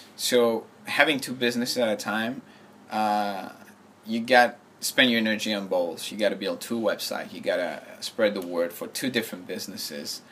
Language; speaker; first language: English; non-native, fluent; French